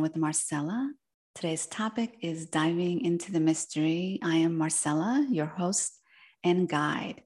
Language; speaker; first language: English; early bilingual, other home language; Spanish